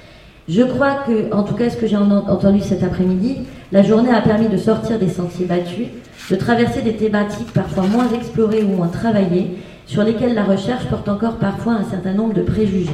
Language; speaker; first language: French; native; French